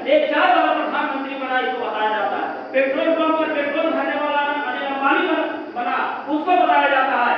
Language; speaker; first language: Hindi; native; Hindi